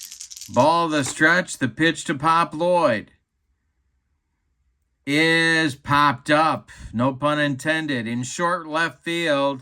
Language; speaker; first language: English; native; English